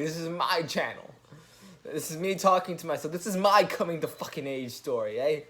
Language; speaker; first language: English; native; English